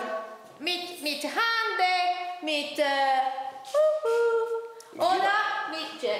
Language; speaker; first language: German; non-native, learner; Italian